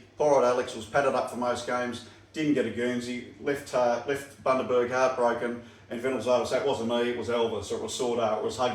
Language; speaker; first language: English; native; English